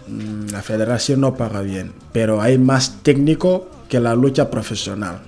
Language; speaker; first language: Spanish; non-native, learner; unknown